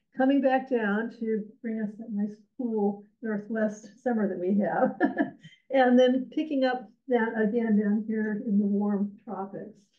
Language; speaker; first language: English; native; English